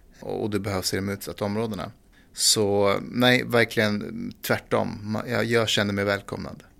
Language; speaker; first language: Swedish; early bilingual, other home language; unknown